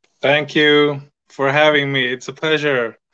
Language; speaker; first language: English; non-native, fluent; Swedish